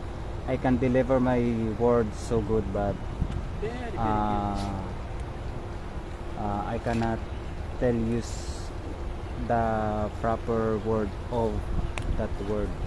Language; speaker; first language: English; non-native, learner; Filipino